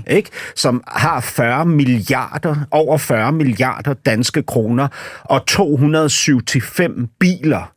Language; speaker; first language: Danish; native; Danish